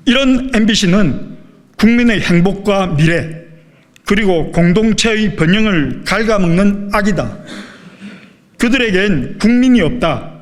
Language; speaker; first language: Korean; native; Korean